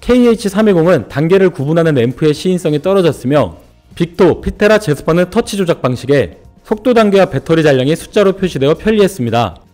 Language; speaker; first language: Korean; native; Korean